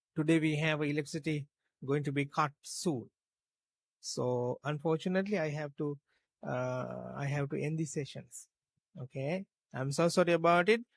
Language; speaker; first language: English; non-native, local second language; Sinhala